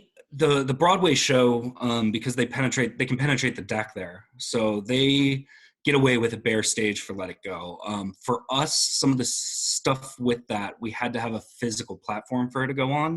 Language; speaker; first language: English; native; English